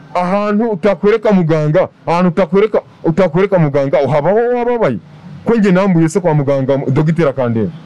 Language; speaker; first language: Kinyarwanda; native; Kinyarwanda